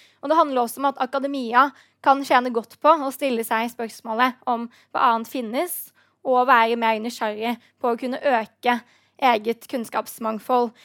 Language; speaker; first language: Norwegian; native; Norwegian